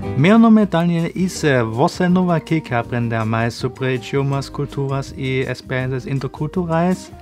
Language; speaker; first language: Portuguese; non-native, fluent; German